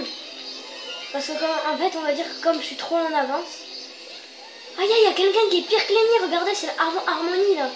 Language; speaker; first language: French; native; French